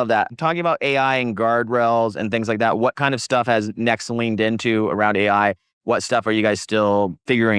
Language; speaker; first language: English; native; English